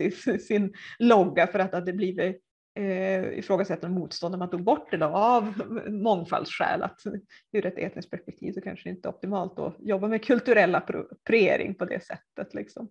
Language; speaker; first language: Swedish; native; Swedish